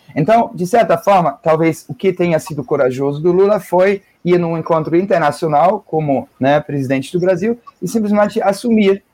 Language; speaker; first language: Portuguese; non-native, fluent; German